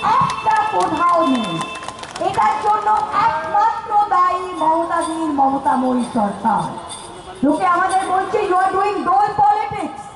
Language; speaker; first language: Bangla; native; Bangla